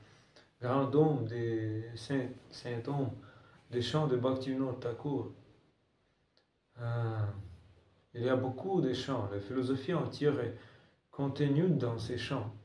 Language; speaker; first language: French; non-native, fluent; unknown